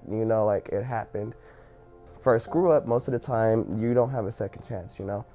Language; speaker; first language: English; native; English